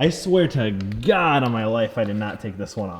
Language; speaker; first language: English; native; English